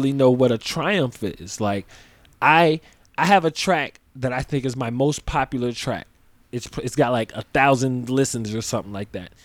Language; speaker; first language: English; native; English